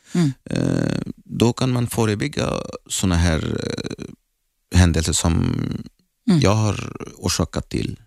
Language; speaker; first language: Swedish; non-native, learner; Arabic